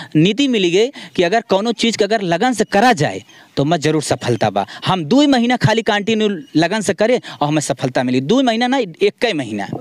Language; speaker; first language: Bhojpuri; non-native, local second language; Awadhi